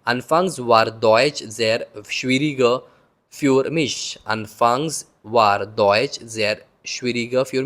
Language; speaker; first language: German; non-native, learner; Hindi